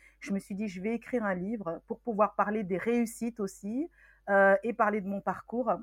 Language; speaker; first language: French; early bilingual, other home language; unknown